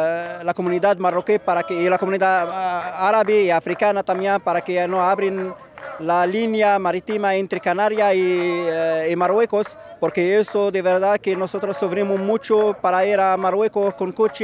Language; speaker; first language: Spanish; non-native, fluent; Arabic